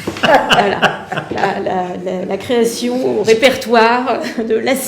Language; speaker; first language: French; native; French